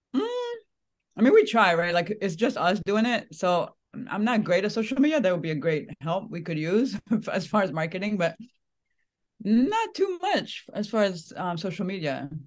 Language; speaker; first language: English; non-native, fluent; French